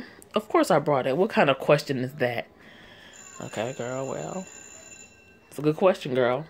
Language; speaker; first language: English; native; English